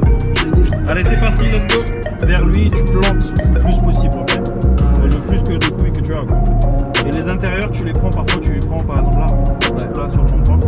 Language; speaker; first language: French; native; French